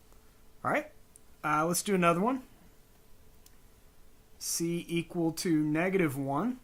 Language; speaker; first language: English; native; English